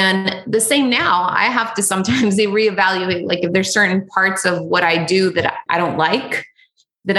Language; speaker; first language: English; native; English